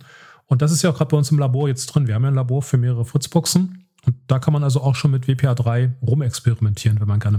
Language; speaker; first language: German; native; German